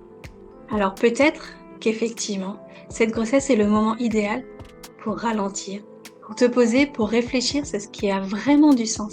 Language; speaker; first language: French; native; French